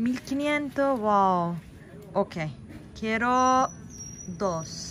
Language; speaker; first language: Spanish; non-native, learner; Turkish